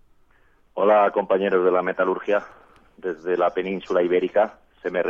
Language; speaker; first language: Spanish; native; Spanish